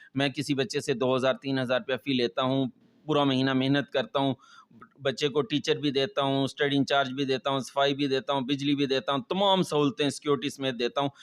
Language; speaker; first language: Urdu; non-native, local second language; Punjabi